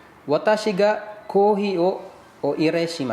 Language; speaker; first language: Japanese; non-native, fluent; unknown